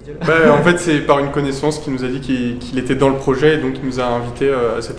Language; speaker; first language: French; native; French